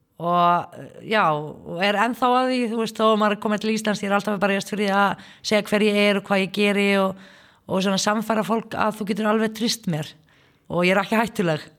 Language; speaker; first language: Icelandic; non-native, fluent; Arabic